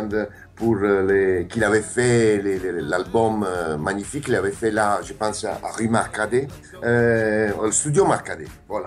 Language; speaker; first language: French; non-native, fluent; Italian